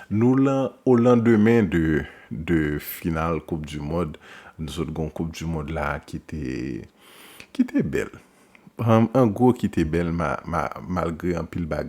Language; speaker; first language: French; non-native, local second language; Haitian Creole